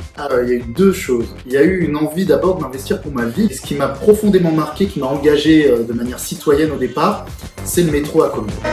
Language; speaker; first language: French; early bilingual, other home language; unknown